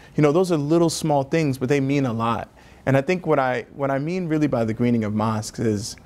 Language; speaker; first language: English; native; English